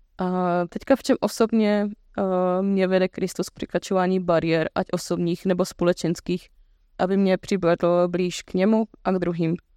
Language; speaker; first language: Czech; native; Czech